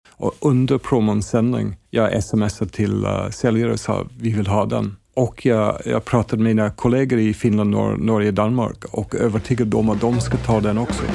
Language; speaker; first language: Swedish; non-native, fluent; English